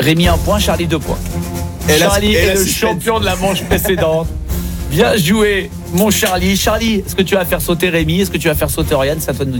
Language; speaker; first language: French; native; French